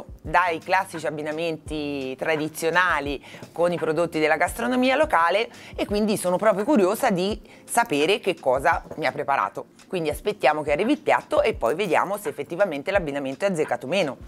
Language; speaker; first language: Italian; native; Italian